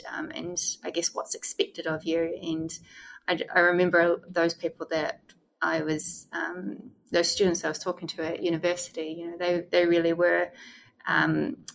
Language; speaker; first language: English; native; English